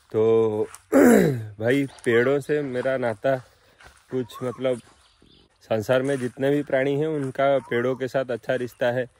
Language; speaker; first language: Hindi; non-native, local second language; Odia